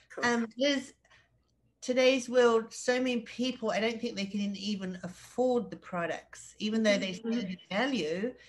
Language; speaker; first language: English; native; English